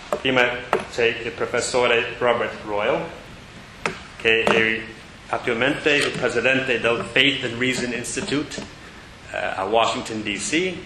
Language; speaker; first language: Italian; non-native, learner; English